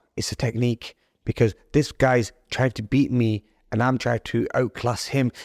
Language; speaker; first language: English; native; English